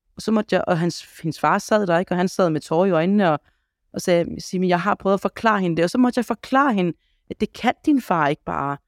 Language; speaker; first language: Danish; early bilingual, other home language; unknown